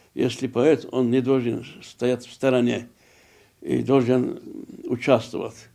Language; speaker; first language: Russian; non-native, local second language; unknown